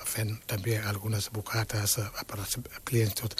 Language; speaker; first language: Catalan; non-native, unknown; Wolof